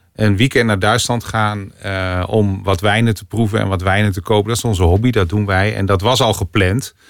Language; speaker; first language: Dutch; native; Dutch